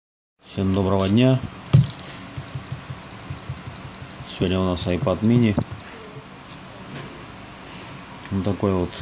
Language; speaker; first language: Russian; native; Russian